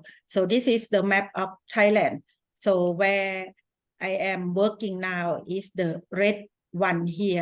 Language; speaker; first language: English; non-native, fluent; Thai